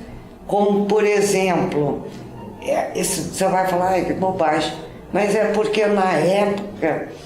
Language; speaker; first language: Portuguese; native; Portuguese